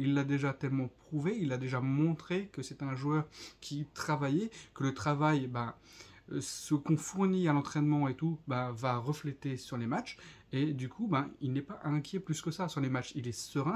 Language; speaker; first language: French; native; French